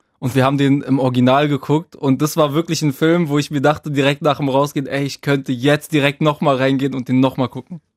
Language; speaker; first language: German; early bilingual, other home language; Arabic